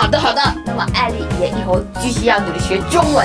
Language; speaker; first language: Chinese; non-native, fluent; Korean